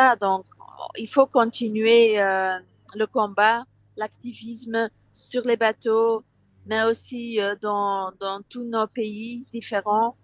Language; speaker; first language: French; non-native, local second language; Dutch